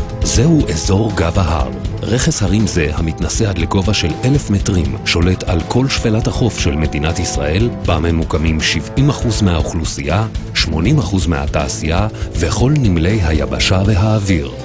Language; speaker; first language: Hebrew; native; Hebrew